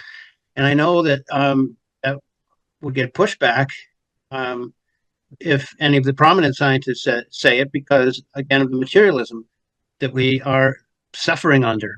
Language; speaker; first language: English; native; English